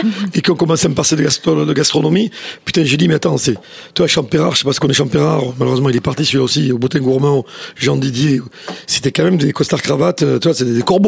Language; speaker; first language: French; native; French